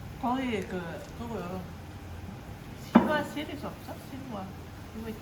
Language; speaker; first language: Korean; non-native, learner; Indonesian